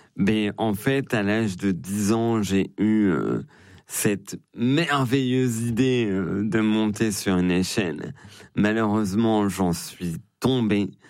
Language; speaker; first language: French; native; French